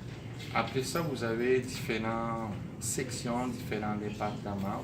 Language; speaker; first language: French; native; French